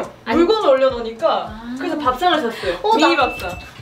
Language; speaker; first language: Korean; native; Korean